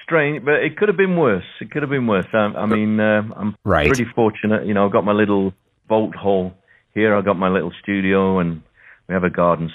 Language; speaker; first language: English; native; English